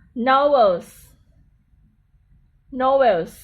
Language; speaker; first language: English; non-native, fluent; Thai